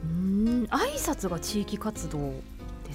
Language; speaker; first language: Japanese; native; Japanese